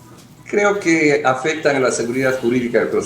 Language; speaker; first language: Spanish; native; Spanish